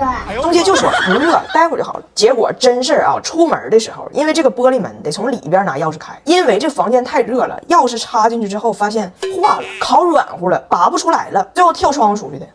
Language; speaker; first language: Chinese; native; Chinese